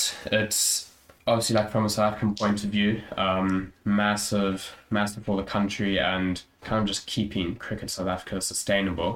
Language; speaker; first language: English; native; English